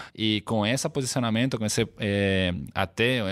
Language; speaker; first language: Portuguese; non-native, fluent; Catalan